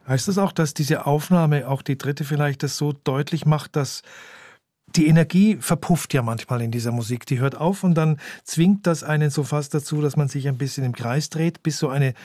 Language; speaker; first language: German; native; German